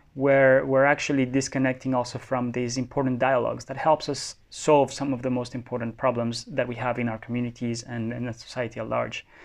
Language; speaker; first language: English; non-native, fluent; Spanish